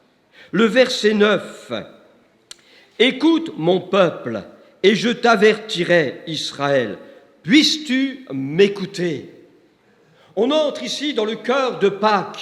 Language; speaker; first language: French; native; French